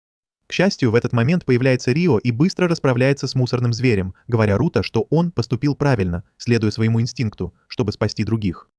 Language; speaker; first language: Russian; native; Russian